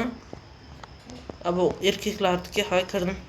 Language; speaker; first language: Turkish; non-native, learner; Uzbek